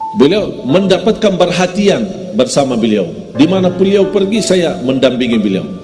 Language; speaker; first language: Indonesian; non-native, fluent; Arabic